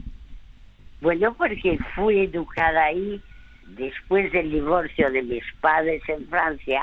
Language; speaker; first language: Spanish; early bilingual, other home language; French